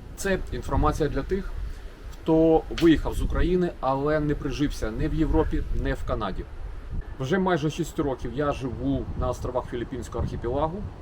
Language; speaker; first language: Ukrainian; non-native, local second language; Russian